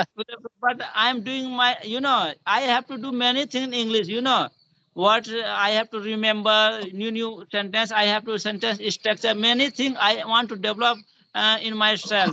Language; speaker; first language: English; non-native, learner; Hindi